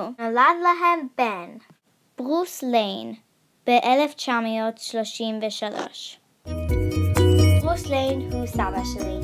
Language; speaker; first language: Hebrew; non-native, learner; English